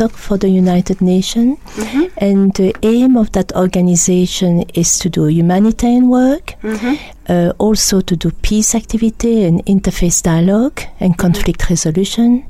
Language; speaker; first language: English; non-native, fluent; French